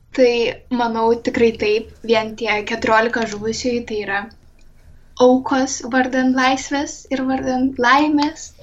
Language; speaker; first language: Lithuanian; native; Lithuanian